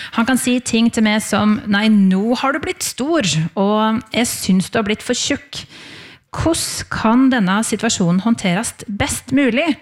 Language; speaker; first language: Norwegian; native; Norwegian